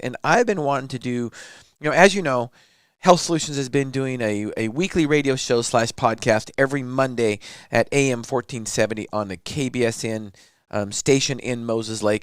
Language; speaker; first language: English; native; English